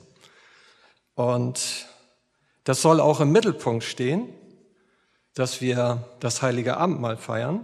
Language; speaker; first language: German; native; German